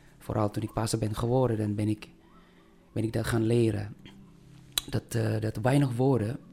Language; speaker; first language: Dutch; non-native, fluent; Indonesian